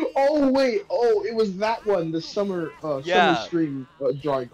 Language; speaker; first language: English; native; English